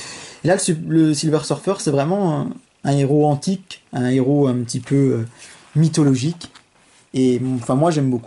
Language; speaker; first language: French; native; French